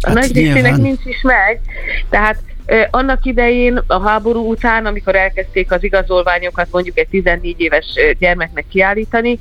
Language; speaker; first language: Hungarian; native; Hungarian